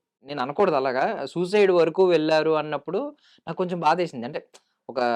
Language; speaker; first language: Telugu; native; Telugu